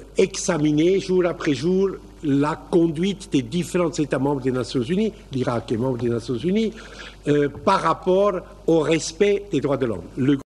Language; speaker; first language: French; native; French